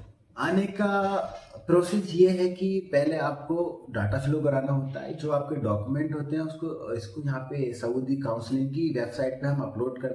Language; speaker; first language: Hindi; native; Hindi